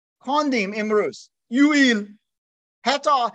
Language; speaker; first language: Persian; non-native, learner; German